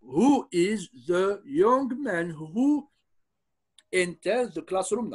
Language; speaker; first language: English; non-native, fluent; Arabic